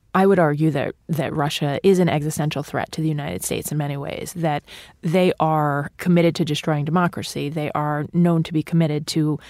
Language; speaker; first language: English; early bilingual, other home language; Ukrainian